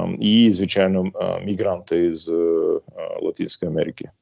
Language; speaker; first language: Ukrainian; non-native, fluent; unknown